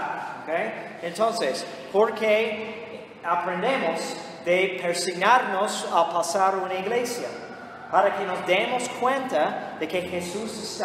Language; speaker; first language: Spanish; non-native, fluent; English